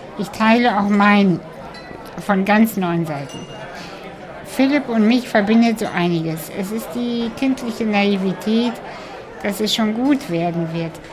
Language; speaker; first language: German; early bilingual, other home language; Russian